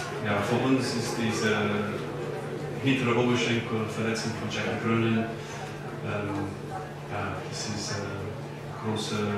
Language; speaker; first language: German; non-native, learner; English